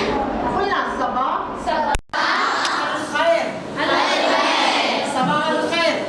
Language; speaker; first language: Arabic; non-native, learner; Urdu